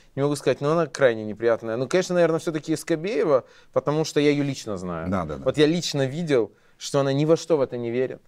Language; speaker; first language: Russian; native; Russian